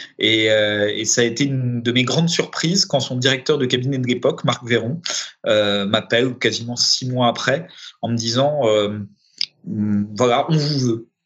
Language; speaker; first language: French; early bilingual, other home language; Romanian